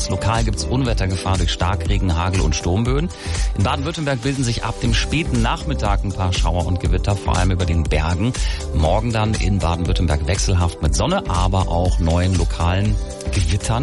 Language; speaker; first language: German; native; German